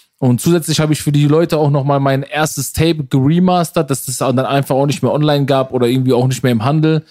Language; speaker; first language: German; early bilingual, other home language; Persian